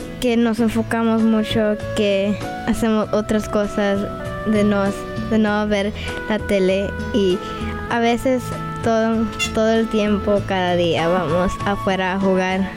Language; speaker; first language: Spanish; early bilingual, other home language; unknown